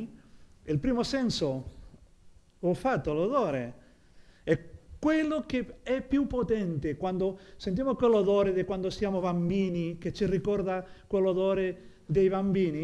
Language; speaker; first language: Italian; non-native, fluent; Catalan